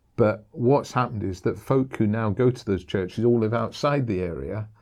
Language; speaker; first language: English; native; English